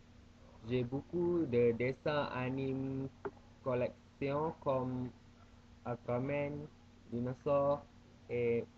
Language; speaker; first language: French; non-native, learner; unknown